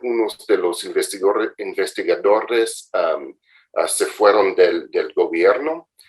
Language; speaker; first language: Spanish; non-native, fluent; English